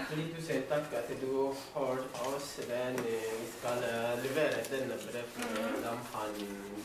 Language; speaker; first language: Norwegian; non-native, learner; Oromo